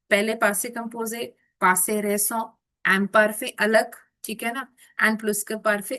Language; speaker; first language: French; non-native, fluent; Hindi